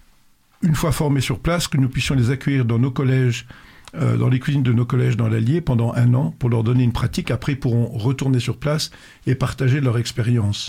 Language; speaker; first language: French; native; French